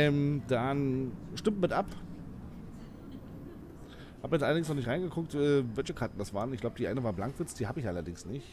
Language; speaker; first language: German; native; German